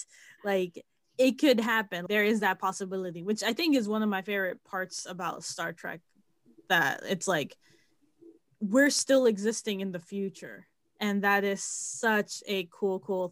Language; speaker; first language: English; native; English